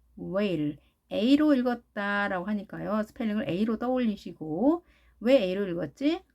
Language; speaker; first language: Korean; native; Korean